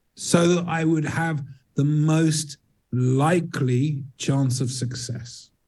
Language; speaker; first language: English; native; English